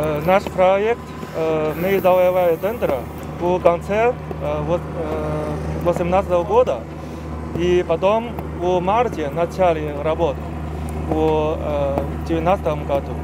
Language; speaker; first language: Russian; non-native, fluent; Chinese